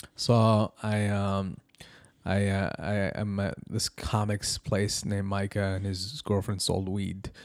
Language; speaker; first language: English; early bilingual, other home language; Arabic